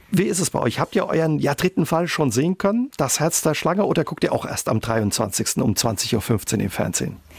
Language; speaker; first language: German; native; German